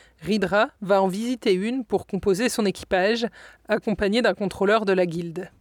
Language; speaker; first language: French; native; French